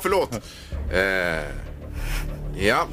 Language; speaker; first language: Swedish; native; Swedish